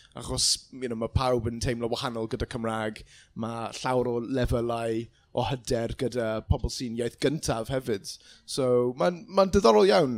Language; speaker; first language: Welsh; non-native, local second language; English